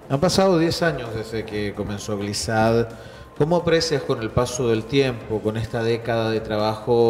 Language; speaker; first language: Spanish; native; Spanish